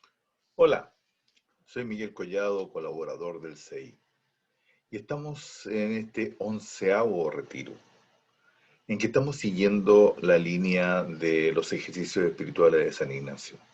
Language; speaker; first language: Spanish; native; Spanish